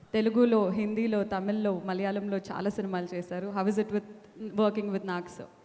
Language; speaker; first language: Telugu; native; Telugu